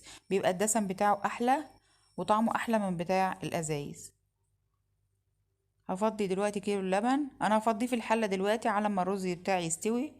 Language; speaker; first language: Arabic; native; Arabic